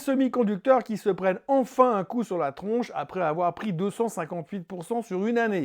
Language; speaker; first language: French; native; French